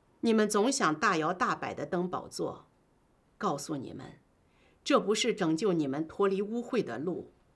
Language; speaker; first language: Chinese; native; Chinese